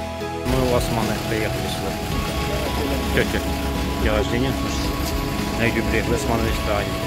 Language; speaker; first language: Russian; non-native, local second language; Azerbaijani